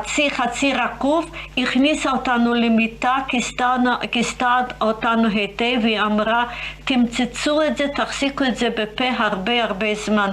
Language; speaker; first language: Hebrew; non-native, fluent; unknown